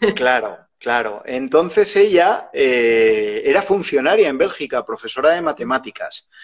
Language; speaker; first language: Spanish; native; Spanish